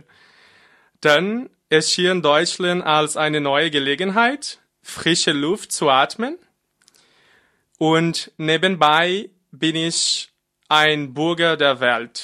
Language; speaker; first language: German; non-native, fluent; Portuguese